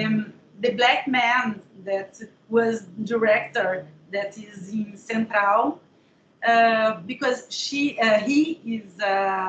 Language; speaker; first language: English; non-native, learner; Portuguese